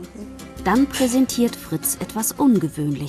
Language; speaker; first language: German; native; German